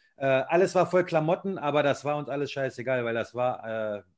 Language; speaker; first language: German; native; German